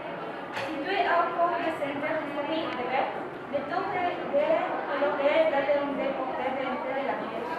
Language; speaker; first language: French; non-native, learner; Spanish